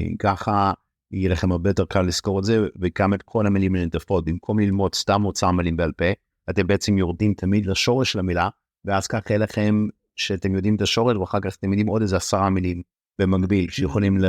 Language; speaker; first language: Hebrew; native; Hebrew